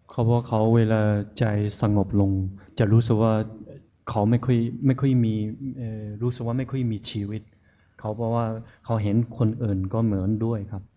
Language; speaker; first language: Thai; non-native, fluent; Chinese